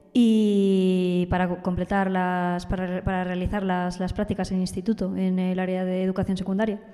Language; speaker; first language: Spanish; native; Spanish